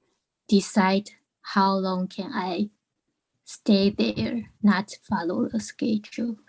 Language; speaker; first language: English; non-native, learner; Chinese